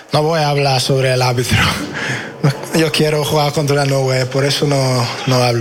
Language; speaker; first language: Spanish; non-native, learner; English